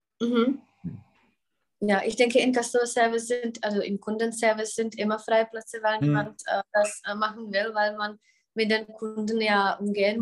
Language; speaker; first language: German; non-native, fluent; Czech